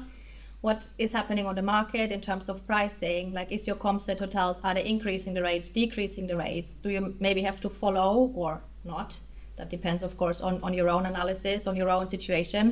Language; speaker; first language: English; non-native, fluent; German